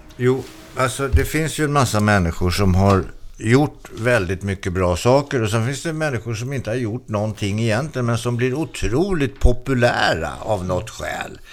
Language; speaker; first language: Swedish; native; Swedish